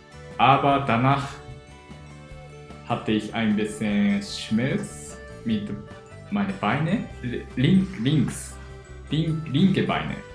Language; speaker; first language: German; non-native, learner; Japanese